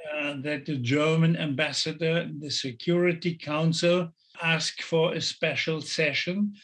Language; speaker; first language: English; non-native, fluent; German